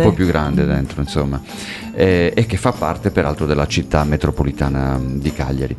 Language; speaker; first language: Italian; native; Italian